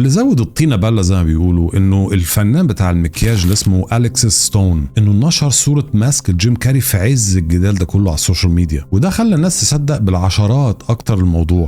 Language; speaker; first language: Arabic; native; Arabic